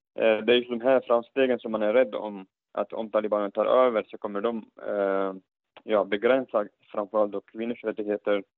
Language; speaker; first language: Swedish; non-native, fluent; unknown